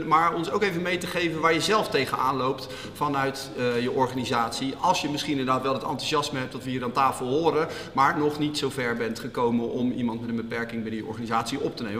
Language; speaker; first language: Dutch; native; Dutch